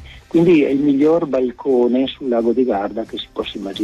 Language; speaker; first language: Italian; native; Italian